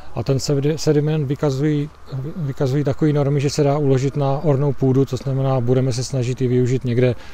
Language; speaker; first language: Czech; native; Czech